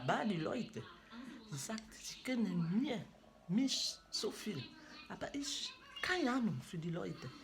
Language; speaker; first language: German; non-native, learner; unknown